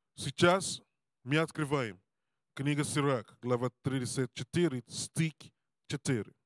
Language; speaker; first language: Russian; non-native, learner; English